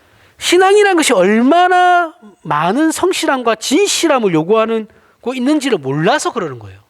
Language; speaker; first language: Korean; native; Korean